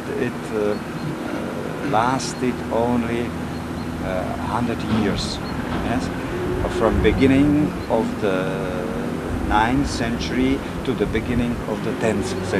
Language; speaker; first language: English; non-native, fluent; Czech